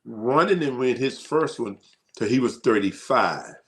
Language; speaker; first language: English; native; English